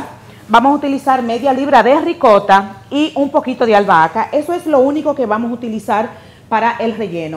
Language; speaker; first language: Spanish; native; Spanish